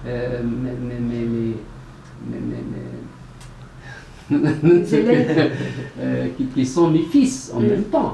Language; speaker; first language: French; non-native, local second language; Arabic